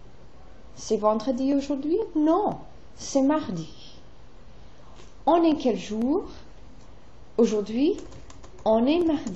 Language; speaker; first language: French; non-native, fluent; English